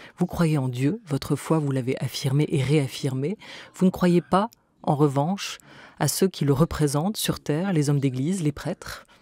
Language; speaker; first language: French; native; French